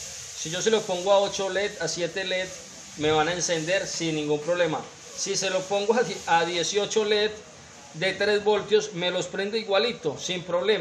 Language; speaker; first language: Spanish; native; Spanish